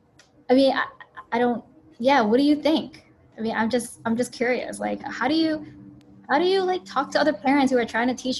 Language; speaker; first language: English; early bilingual, other home language; Cantonese